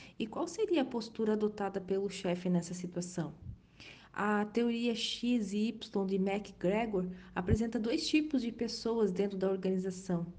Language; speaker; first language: Portuguese; native; Portuguese